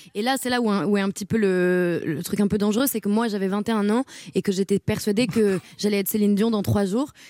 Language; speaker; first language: French; native; French